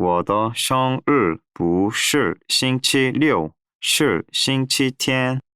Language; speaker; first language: Chinese; non-native, learner; Korean